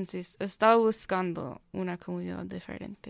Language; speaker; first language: Spanish; non-native, fluent; English